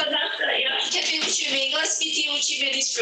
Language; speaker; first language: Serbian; early bilingual, heritage; Serbian